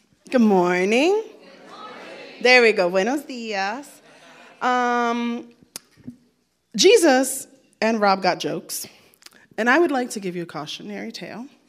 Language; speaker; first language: English; early bilingual, other home language; Spanish